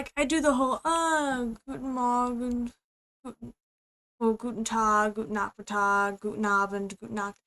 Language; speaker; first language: German; non-native, learner; English